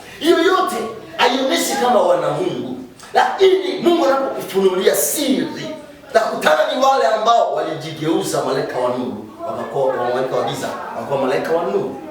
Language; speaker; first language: Swahili; native; Swahili